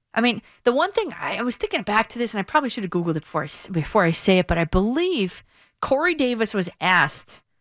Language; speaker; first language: English; native; English